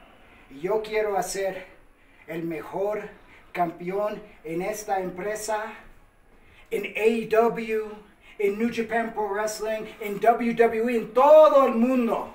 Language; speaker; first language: Spanish; non-native, fluent; English